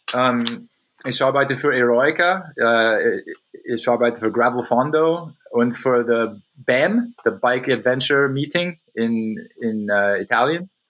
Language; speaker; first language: German; non-native, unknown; English